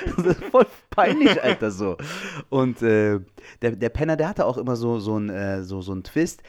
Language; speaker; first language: German; early bilingual, other home language; Turkish